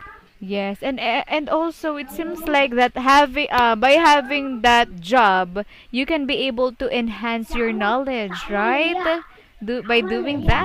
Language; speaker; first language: English; non-native, fluent; Filipino